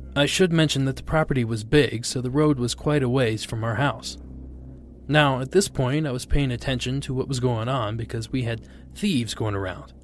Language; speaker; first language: English; non-native, fluent; Portuguese